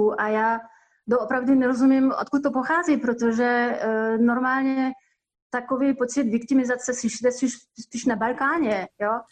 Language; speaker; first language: Czech; non-native, fluent; French